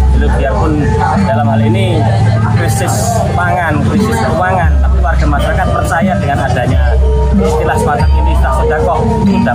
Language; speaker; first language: Indonesian; non-native, local second language; Javanese